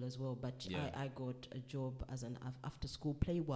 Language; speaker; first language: English; non-native, local second language; Ganda